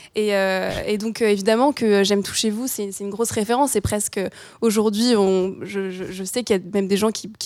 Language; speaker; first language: French; native; French